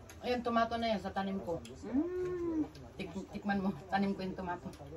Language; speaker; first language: Japanese; non-native, learner; Filipino